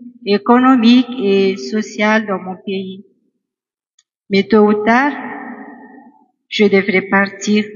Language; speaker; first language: French; non-native, local second language; Malagasy